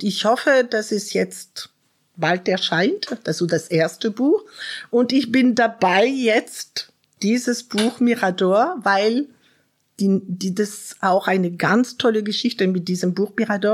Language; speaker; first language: German; non-native, fluent; French